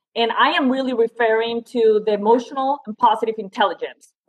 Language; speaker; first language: English; non-native, fluent; Spanish